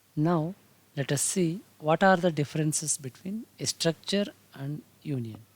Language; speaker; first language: English; non-native, local second language; Kannada